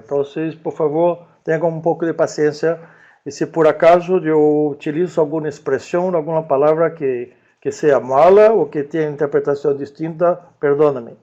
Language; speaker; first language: Spanish; non-native, learner; Portuguese